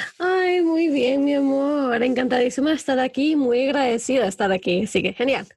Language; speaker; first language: Spanish; native; Spanish